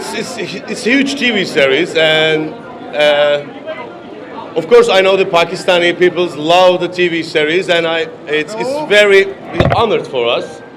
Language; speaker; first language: English; non-native, learner; Turkish